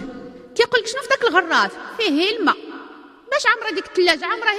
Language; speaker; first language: Arabic; native; Arabic